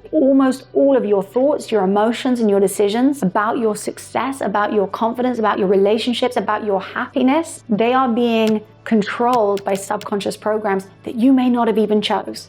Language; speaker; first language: English; native; English